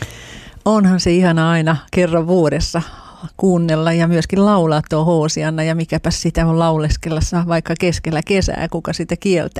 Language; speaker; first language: Finnish; native; Finnish